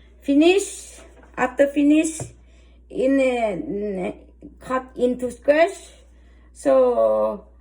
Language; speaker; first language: English; non-native, learner; Thai